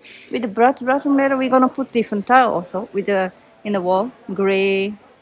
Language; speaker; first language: English; non-native, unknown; Indonesian